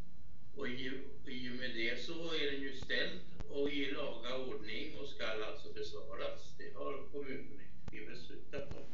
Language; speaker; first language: Swedish; native; Swedish